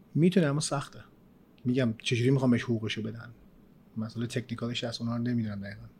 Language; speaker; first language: Persian; early bilingual, other home language; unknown